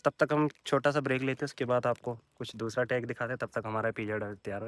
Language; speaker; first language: Hindi; non-native, local second language; Punjabi